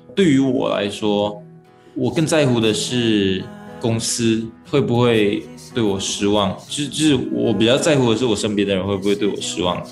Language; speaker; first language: Chinese; non-native, local second language; Malay